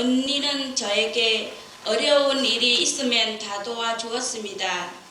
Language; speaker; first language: Korean; non-native, learner; Vietnamese